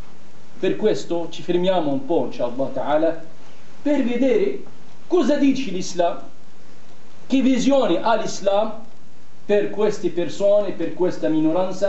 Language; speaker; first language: Italian; non-native, fluent; Arabic